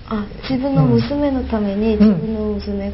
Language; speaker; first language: Japanese; non-native, fluent; Korean